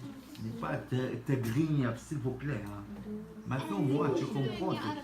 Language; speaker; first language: French; non-native, learner; Arabic